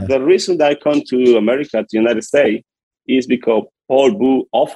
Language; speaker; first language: English; non-native, learner; Spanish